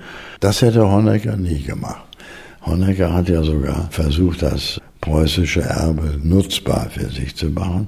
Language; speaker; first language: German; native; German